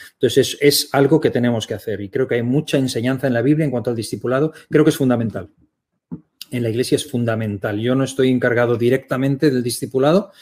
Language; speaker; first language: Spanish; native; Spanish